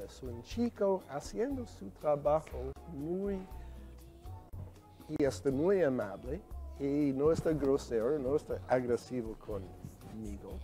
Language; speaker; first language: Spanish; non-native, learner; English